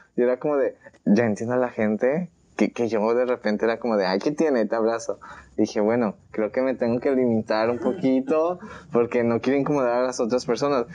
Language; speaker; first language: Spanish; native; Spanish